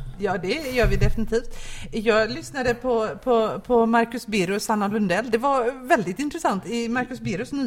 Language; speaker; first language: Swedish; native; Swedish